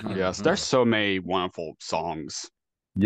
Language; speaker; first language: English; native; English